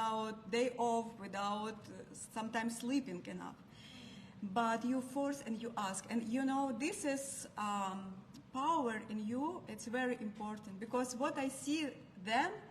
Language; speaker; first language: English; non-native, learner; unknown